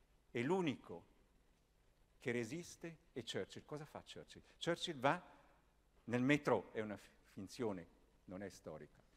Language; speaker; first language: Italian; native; Italian